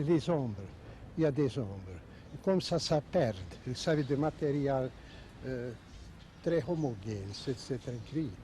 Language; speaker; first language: French; non-native, learner; Hungarian